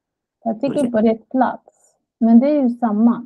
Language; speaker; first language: Swedish; non-native, fluent; Russian